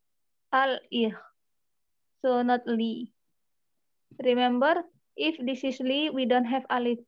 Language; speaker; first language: English; non-native, learner; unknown